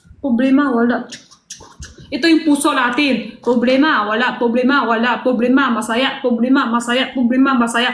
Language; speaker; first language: Filipino; non-native, local second language; Cebuano